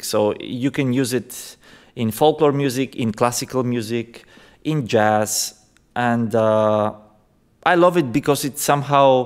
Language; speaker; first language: English; non-native, fluent; Bulgarian